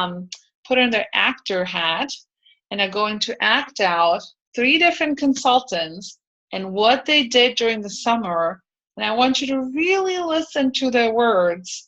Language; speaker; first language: English; native; English